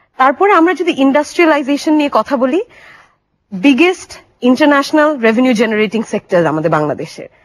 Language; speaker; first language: Bangla; native; Bangla